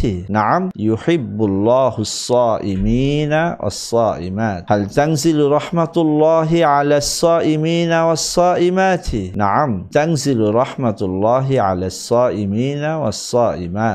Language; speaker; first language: Arabic; non-native, fluent; Bangla